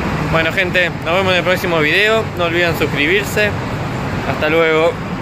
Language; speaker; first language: Spanish; native; Spanish